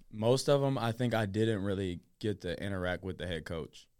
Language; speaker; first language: English; native; English